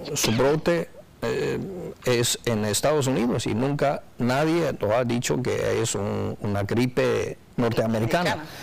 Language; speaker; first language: Spanish; non-native, fluent; Chinese